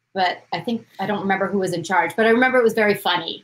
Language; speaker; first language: English; native; English